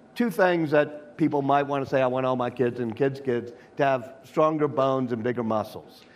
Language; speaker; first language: English; native; English